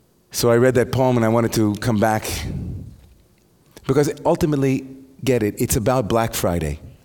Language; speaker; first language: English; native; English